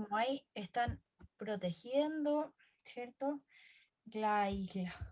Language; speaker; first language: Spanish; native; Spanish